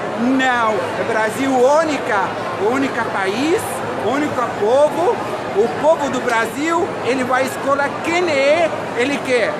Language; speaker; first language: Portuguese; non-native, learner; Arabic